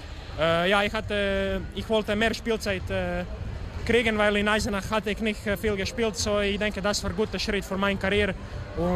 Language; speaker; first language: German; non-native, learner; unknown